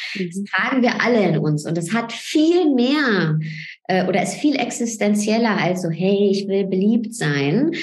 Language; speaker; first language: German; early bilingual, other home language; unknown